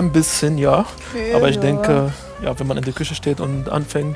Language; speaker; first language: German; non-native, fluent; Arabic